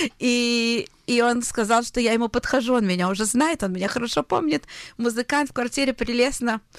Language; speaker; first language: Russian; early bilingual, heritage; Hebrew